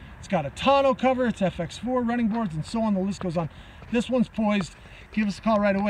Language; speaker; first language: English; native; English